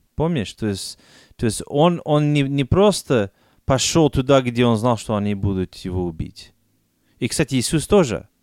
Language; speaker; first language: Russian; non-native, fluent; English